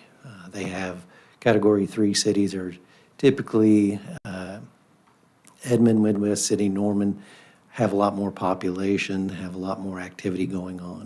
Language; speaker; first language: English; native; English